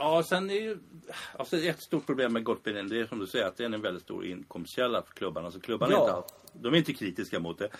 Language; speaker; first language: Swedish; native; Swedish